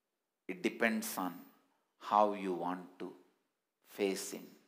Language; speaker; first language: English; non-native, local second language; Tamil